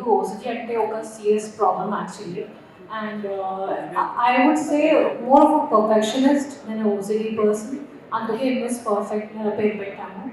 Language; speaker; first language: Telugu; non-native, local second language; Hindi